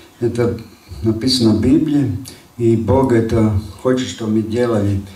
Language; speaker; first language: Russian; non-native, local second language; Latvian